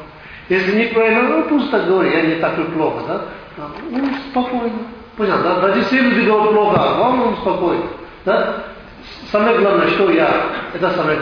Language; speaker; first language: Russian; non-native, learner; Tibetan